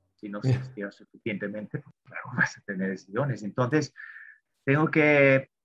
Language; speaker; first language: Spanish; non-native, fluent; English